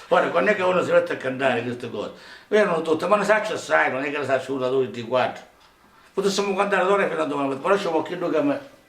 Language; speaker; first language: Italian; non-native, local second language; Sicilian